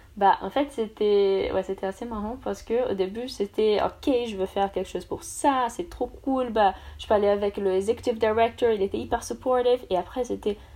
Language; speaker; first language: French; non-native, fluent; Portuguese